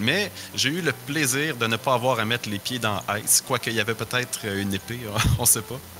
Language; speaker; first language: French; native; French